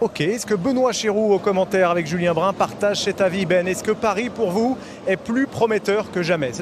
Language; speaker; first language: French; native; French